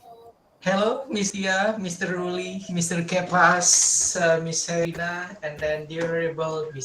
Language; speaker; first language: English; non-native, local second language; Indonesian